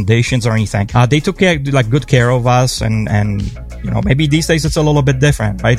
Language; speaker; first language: English; non-native, fluent; Polish